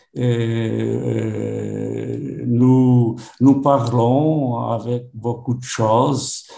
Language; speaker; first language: French; non-native, learner; Portuguese